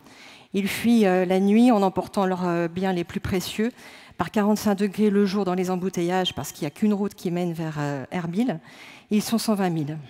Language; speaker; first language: French; native; French